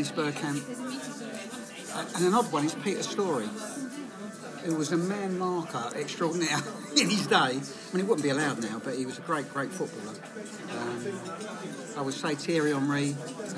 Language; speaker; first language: English; native; English